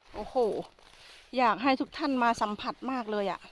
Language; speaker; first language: Thai; non-native, local second language; Khmer